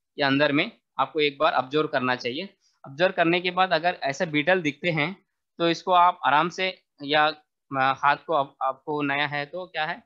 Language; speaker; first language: Hindi; non-native, local second language; Marathi